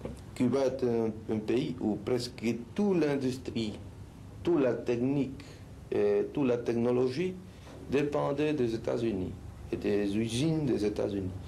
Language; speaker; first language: French; non-native, fluent; Spanish